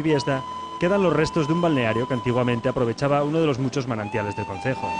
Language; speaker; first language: Spanish; native; Spanish